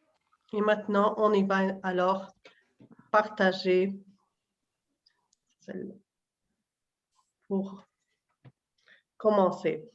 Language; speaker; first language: French; non-native, fluent; Portuguese